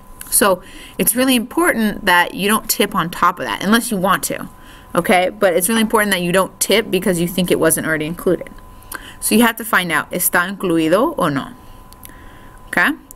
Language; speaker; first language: English; native; English